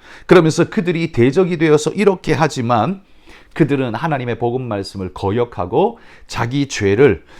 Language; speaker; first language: Korean; native; Korean